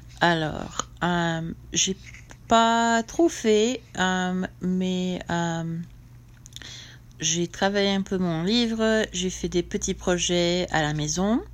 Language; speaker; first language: French; non-native, fluent; English